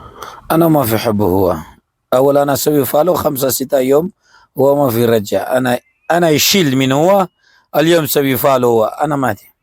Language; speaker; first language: Arabic; non-native, learner; Urdu